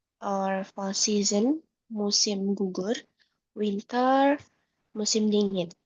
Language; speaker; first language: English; non-native, learner; Indonesian